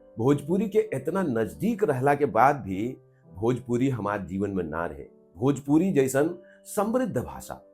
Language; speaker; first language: Bhojpuri; non-native, local second language; Maithili